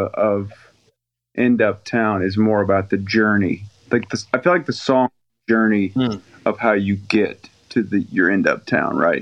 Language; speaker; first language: English; native; English